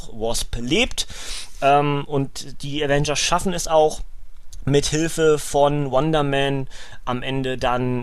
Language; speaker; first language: German; native; German